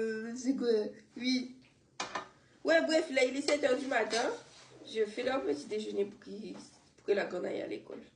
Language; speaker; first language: French; native; French